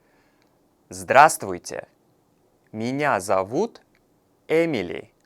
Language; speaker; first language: Russian; non-native, fluent; Korean